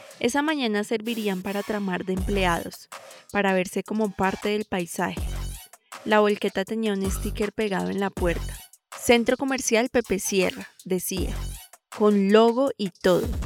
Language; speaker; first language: Spanish; native; Spanish